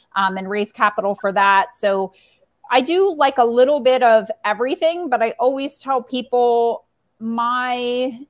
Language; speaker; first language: English; native; English